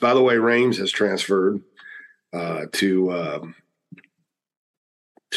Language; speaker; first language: English; native; English